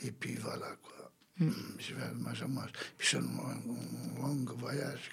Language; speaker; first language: French; non-native, fluent; Portuguese